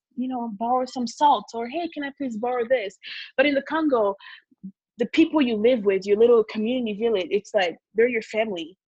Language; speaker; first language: English; early bilingual, other home language; Kongo